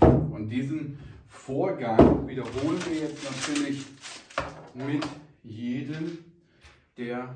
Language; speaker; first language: German; native; German